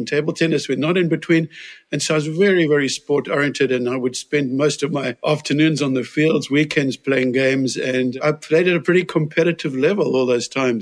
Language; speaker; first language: English; native; English